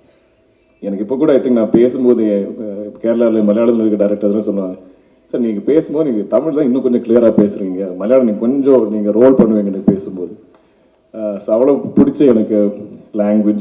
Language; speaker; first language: Tamil; non-native, local second language; Malayalam